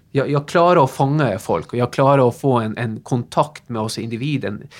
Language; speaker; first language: Swedish; non-native, fluent; Norwegian